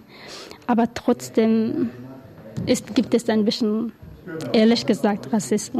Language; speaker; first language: German; non-native, learner; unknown